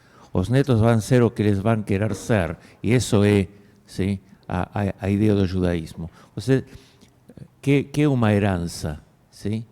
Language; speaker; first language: Portuguese; non-native, fluent; Spanish